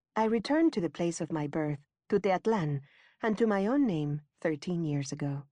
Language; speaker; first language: English; early bilingual, other home language; Spanish